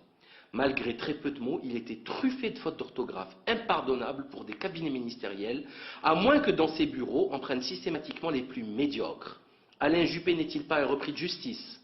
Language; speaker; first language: French; native; French